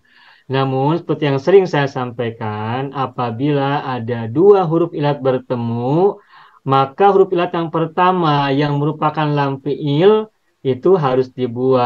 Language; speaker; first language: Indonesian; native; Indonesian